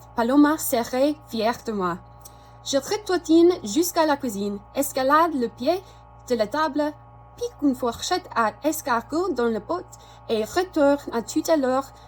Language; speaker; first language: French; non-native, fluent; English